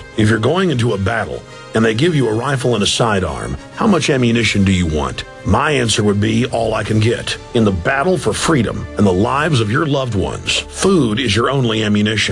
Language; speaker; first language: English; native; English